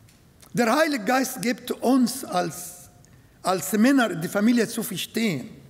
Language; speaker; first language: German; non-native, fluent; Arabic